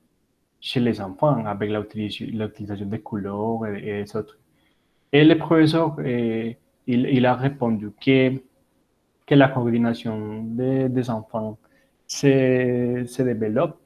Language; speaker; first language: French; non-native, learner; Spanish